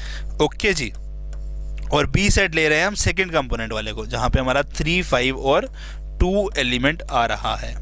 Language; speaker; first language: Hindi; native; Hindi